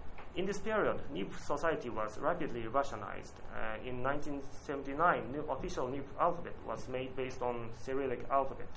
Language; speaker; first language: English; non-native, learner; Japanese